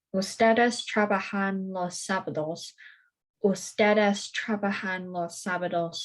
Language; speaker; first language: Spanish; non-native, learner; English